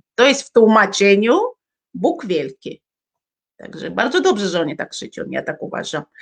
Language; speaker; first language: Polish; non-native, learner; Uzbek